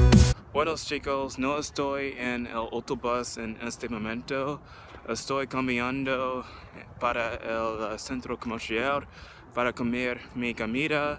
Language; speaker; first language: Spanish; non-native, learner; English